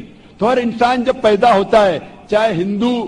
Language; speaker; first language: Hindi; non-native, local second language; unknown